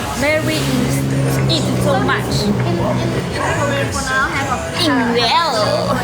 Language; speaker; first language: English; non-native, learner; Thai